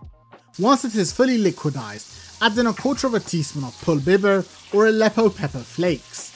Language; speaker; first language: English; native; English